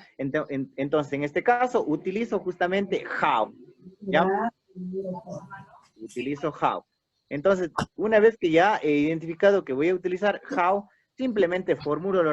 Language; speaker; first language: Spanish; native; Spanish